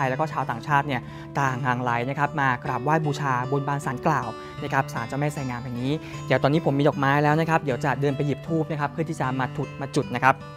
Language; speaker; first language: Thai; native; Thai